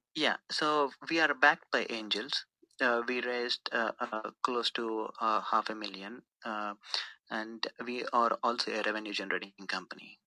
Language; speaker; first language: English; non-native, local second language; Telugu